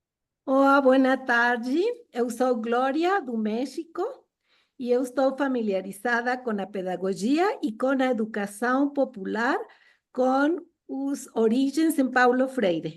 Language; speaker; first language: Portuguese; non-native, fluent; Spanish